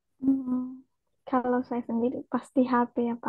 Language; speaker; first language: Indonesian; native; Indonesian